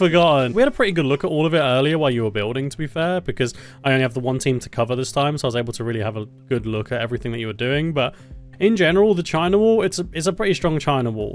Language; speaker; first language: English; native; English